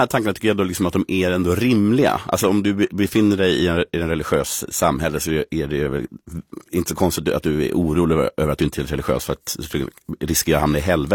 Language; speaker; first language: Swedish; native; Swedish